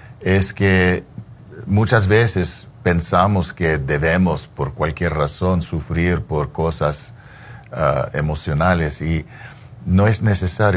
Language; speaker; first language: Spanish; early bilingual, heritage; English